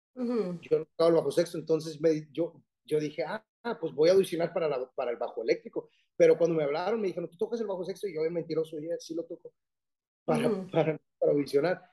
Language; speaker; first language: Spanish; early bilingual, heritage; Spanish